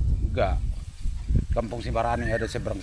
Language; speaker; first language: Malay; non-native, local second language; Batak Toba